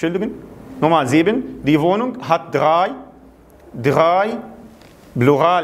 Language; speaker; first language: German; non-native, fluent; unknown